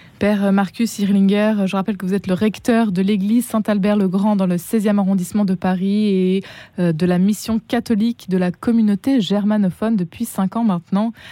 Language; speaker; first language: French; native; French